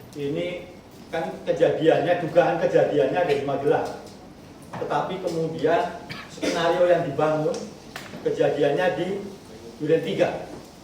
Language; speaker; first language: Indonesian; native; Indonesian